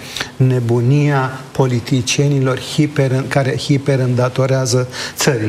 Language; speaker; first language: Romanian; native; Romanian